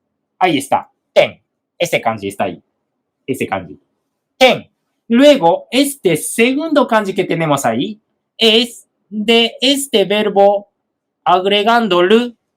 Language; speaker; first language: Spanish; non-native, fluent; Japanese